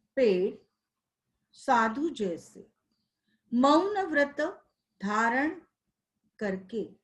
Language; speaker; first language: Hindi; non-native, local second language; Marathi